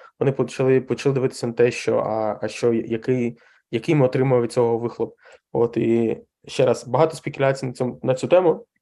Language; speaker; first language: Ukrainian; non-native, local second language; Russian